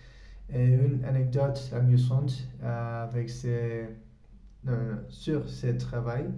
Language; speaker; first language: French; non-native, learner; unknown